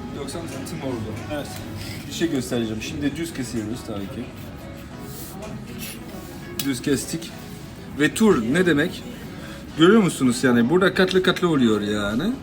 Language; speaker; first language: Turkish; non-native, learner; French